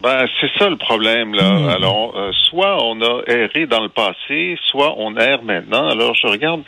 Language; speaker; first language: French; native; French